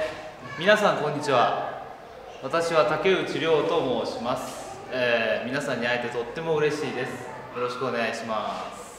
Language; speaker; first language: Japanese; non-native, fluent; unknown